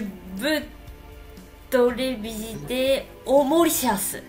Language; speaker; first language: French; non-native, learner; Japanese